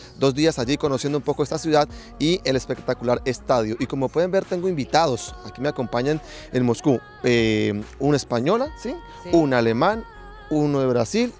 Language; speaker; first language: Spanish; native; Spanish